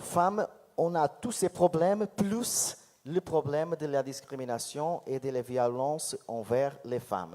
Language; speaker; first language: French; non-native, fluent; Portuguese